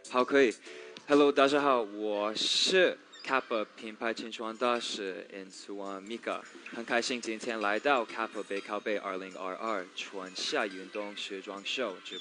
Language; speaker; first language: Chinese; non-native, learner; English